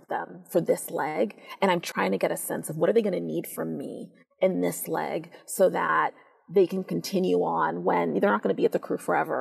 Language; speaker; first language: English; native; English